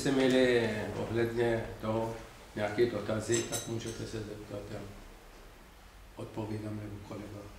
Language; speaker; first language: Czech; non-native, fluent; Persian